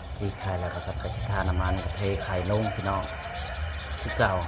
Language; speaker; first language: Thai; non-native, local second language; Northeastern Thai